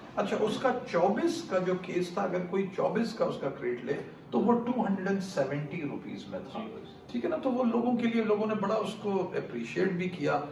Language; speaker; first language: Urdu; native; Urdu